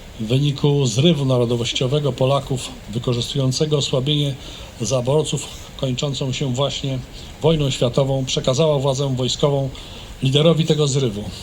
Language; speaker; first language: Polish; native; Polish